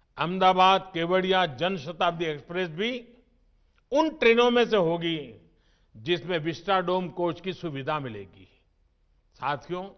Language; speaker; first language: Hindi; non-native, local second language; Gujarati